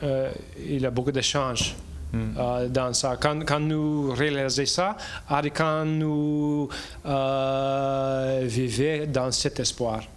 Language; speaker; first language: French; non-native, learner; English